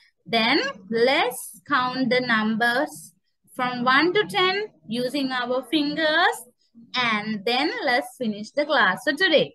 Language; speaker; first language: English; non-native, local second language; Sinhala